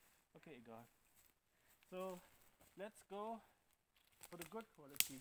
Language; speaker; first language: English; non-native, learner; German